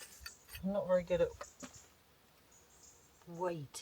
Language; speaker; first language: English; native; English